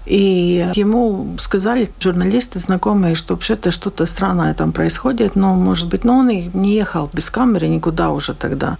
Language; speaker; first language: Russian; non-native, local second language; Latvian